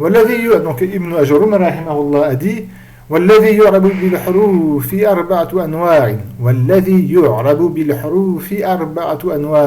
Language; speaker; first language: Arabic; non-native, fluent; French